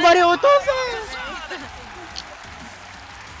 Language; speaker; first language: Japanese; non-native, learner; Filipino